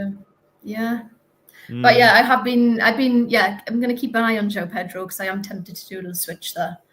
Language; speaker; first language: English; native; English